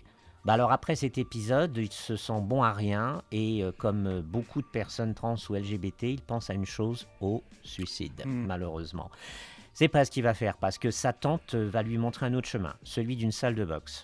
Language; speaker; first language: French; native; French